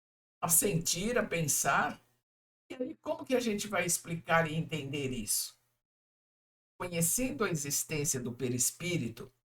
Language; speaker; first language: Portuguese; native; Portuguese